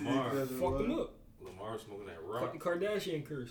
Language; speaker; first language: English; native; English